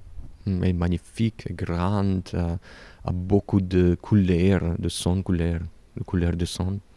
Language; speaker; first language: French; non-native, learner; Slovak